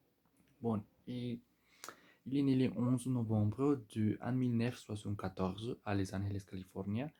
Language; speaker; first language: French; non-native, learner; Spanish